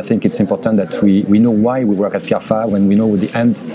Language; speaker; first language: English; non-native, fluent; French